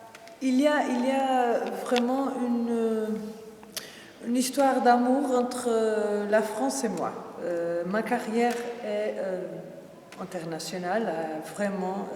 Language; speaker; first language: French; non-native, fluent; Portuguese